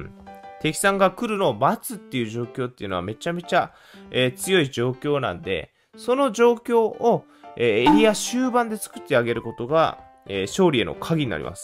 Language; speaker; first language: Japanese; native; Japanese